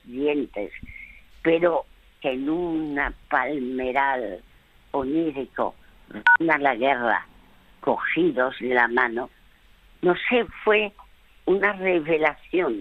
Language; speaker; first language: Spanish; early bilingual, other home language; French